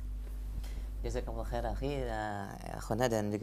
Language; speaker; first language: Indonesian; native; Indonesian